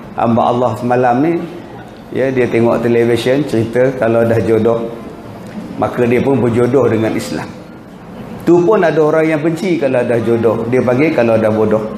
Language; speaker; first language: Malay; native; Malay